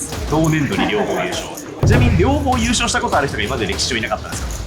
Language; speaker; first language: Japanese; native; Japanese